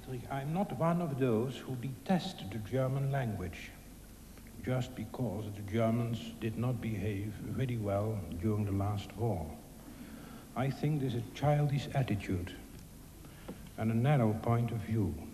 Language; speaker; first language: English; non-native, fluent; Dutch